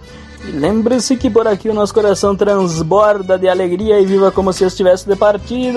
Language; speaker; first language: Portuguese; native; Portuguese